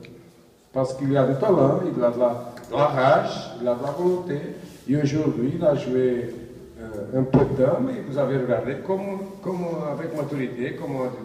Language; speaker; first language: French; non-native, fluent; Portuguese